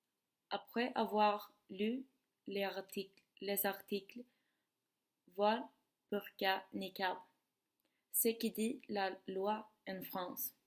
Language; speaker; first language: French; non-native, learner; Swedish